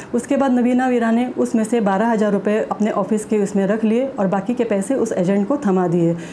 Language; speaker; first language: Hindi; non-native, local second language; Marathi